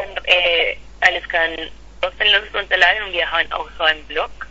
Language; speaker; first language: German; non-native, learner; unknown